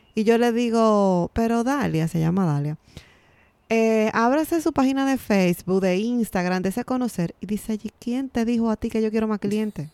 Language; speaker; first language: Spanish; native; Spanish